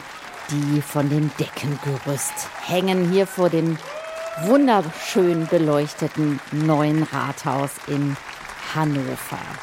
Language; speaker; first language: German; native; German